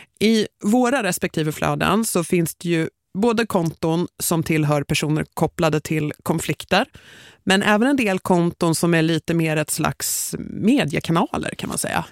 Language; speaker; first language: Swedish; native; Swedish